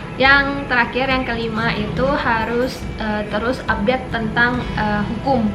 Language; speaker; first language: Indonesian; native; Indonesian